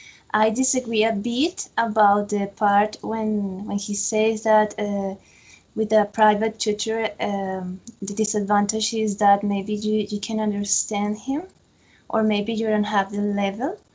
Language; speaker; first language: English; non-native, fluent; Spanish